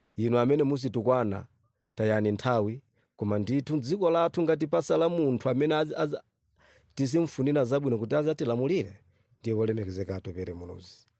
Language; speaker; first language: Nyanja; non-native, local second language; Yao